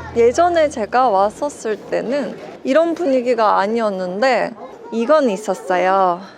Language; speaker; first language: Korean; non-native, fluent; Japanese